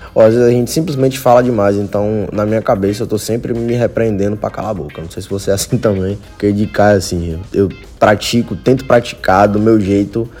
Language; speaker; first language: Portuguese; native; Portuguese